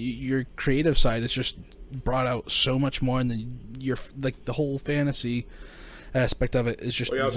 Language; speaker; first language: English; native; English